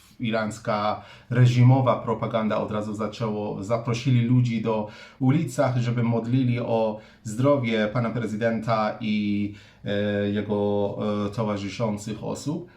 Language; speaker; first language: Polish; non-native, fluent; Persian